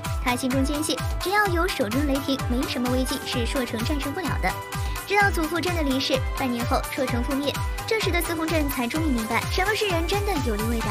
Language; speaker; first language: Chinese; native; Chinese